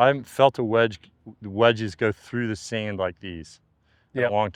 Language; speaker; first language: English; native; English